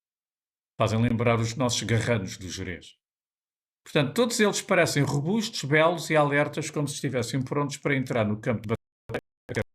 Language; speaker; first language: Portuguese; native; Portuguese